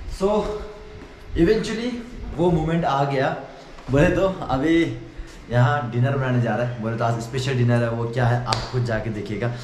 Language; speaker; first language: Hindi; non-native, fluent; Nepali